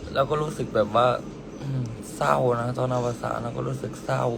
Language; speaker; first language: Thai; native; Thai